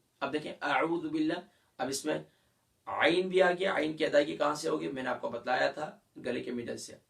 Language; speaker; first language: Urdu; native; Urdu